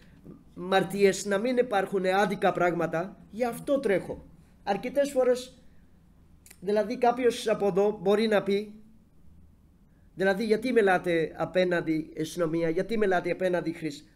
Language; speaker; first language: Greek; non-native, fluent; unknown